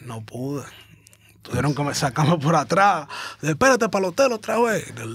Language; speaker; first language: Spanish; early bilingual, heritage; Spanish